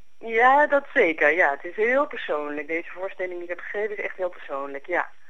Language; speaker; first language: Dutch; native; Dutch